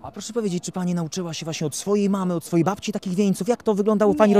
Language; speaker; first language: Polish; native; Polish